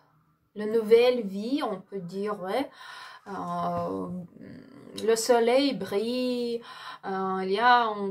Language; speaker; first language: French; non-native, learner; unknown